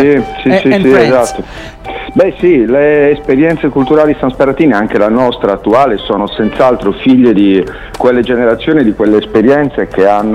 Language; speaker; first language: Italian; native; Italian